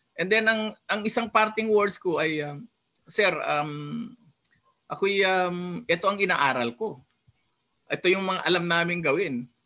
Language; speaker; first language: Filipino; non-native, local second language; Iloko